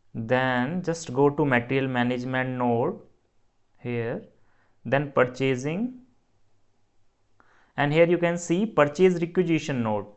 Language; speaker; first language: English; non-native, local second language; Hindi